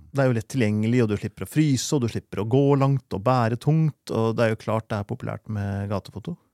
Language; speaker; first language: Norwegian; native; Norwegian